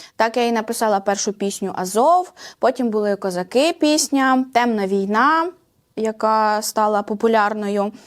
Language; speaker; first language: Ukrainian; native; Ukrainian